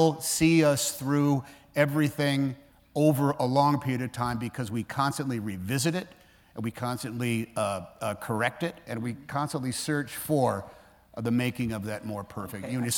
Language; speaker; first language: English; native; English